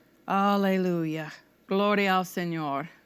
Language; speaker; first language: Spanish; non-native, fluent; English